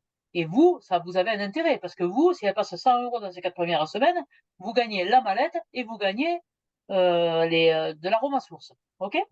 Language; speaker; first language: French; native; French